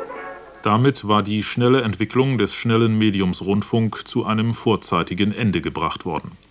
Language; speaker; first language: German; native; German